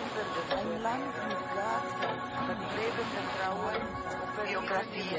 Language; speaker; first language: German; non-native, fluent; Croatian